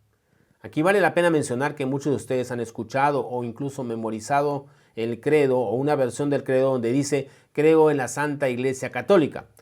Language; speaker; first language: Spanish; native; Spanish